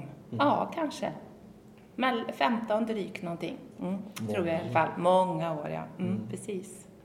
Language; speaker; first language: Swedish; native; Swedish